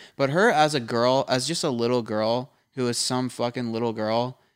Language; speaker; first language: English; native; English